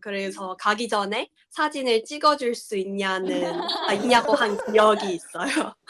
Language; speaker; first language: Korean; early bilingual, heritage; Korean